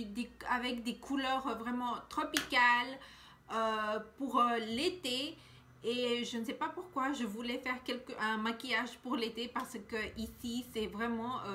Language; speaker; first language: French; non-native, learner; Spanish